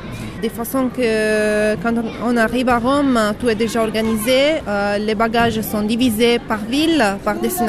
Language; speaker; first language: French; non-native, fluent; Italian